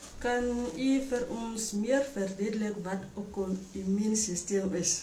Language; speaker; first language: Afrikaans; non-native, local second language; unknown